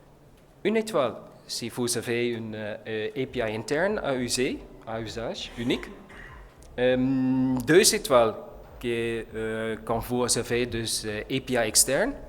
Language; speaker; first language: French; non-native, learner; Dutch